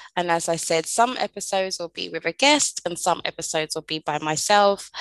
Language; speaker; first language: English; native; English